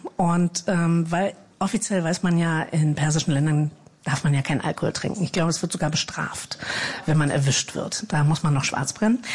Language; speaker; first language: German; native; German